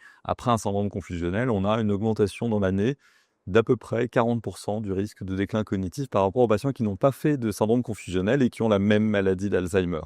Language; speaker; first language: French; native; French